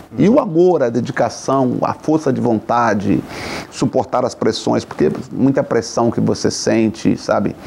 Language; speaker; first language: Portuguese; native; Portuguese